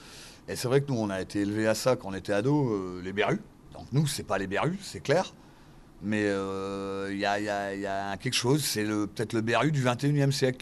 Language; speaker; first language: French; native; French